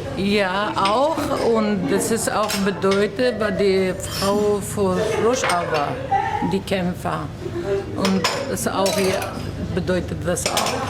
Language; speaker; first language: German; non-native, learner; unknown